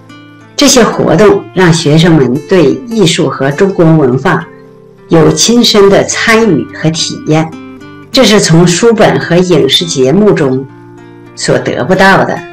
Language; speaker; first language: Chinese; native; Chinese